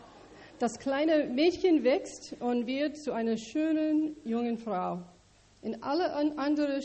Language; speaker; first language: German; non-native, learner; English